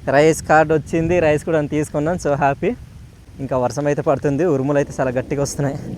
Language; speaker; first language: Telugu; non-native, local second language; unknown